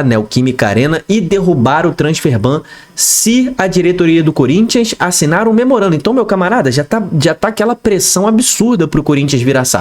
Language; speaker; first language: Portuguese; native; Portuguese